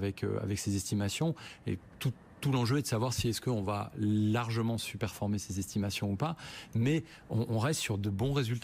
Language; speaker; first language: French; native; French